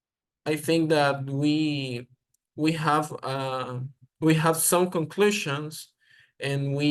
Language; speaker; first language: English; non-native, learner; Spanish